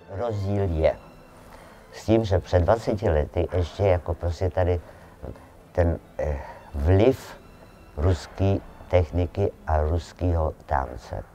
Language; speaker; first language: Czech; non-native, fluent; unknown